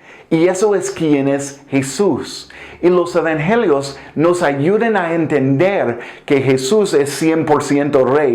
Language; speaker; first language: Spanish; non-native, fluent; English